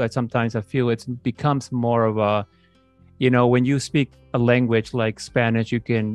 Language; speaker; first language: English; native; English